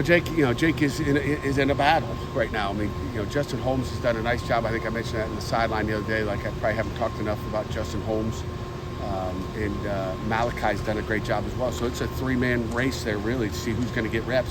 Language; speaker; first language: English; native; English